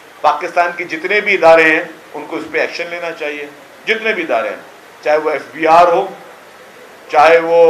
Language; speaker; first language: Urdu; non-native, local second language; Sindhi